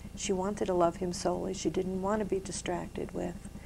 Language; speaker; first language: English; native; English